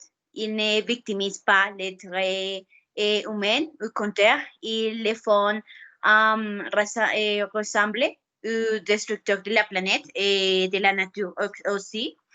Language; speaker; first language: French; non-native, learner; Spanish